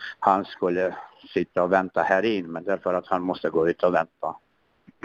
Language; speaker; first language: Swedish; non-native, learner; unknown